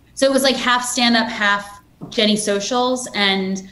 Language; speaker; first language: English; native; English